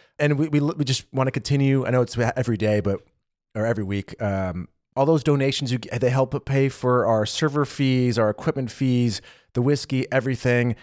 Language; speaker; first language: English; native; English